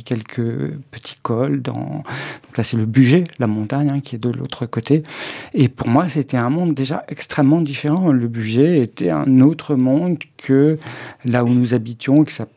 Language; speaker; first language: French; native; French